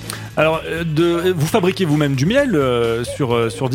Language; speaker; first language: French; native; French